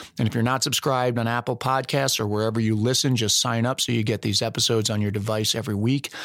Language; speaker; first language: English; native; English